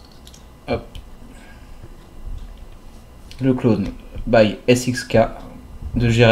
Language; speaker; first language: French; native; French